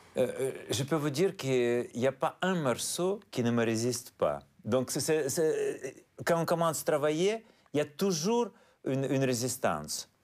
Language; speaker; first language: French; non-native, fluent; Russian